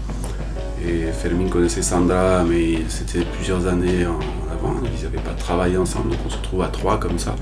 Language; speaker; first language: French; native; French